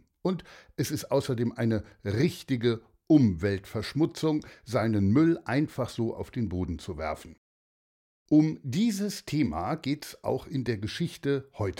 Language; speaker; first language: German; native; German